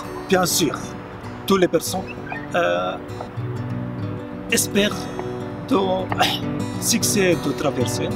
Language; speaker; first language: French; non-native, fluent; Arabic